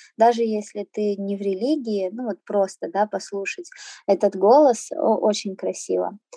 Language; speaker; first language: Russian; native; Russian